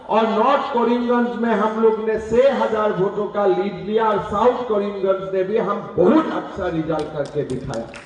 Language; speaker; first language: Hindi; non-native, local second language; Bangla